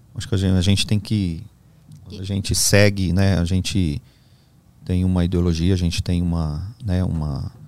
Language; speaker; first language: Portuguese; native; Portuguese